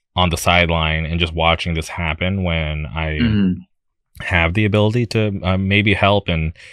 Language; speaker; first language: English; native; English